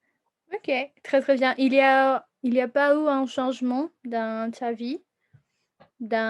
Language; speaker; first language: French; non-native, fluent; Spanish